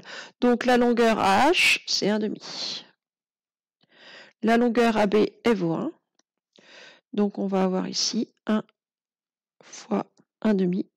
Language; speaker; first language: French; native; French